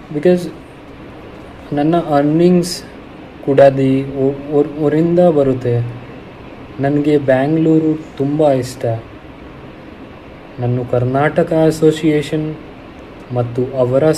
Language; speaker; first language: Kannada; non-native, local second language; Hindi